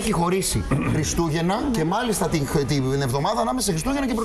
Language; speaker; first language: Greek; native; Greek